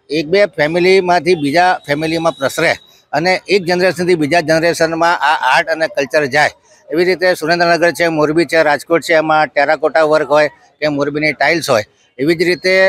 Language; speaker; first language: Gujarati; native; Gujarati